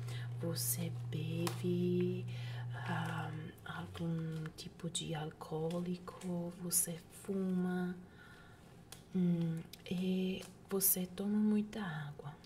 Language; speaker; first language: Portuguese; non-native, fluent; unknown